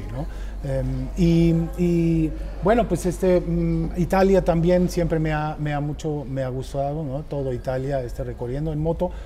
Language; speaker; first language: Spanish; non-native, fluent; German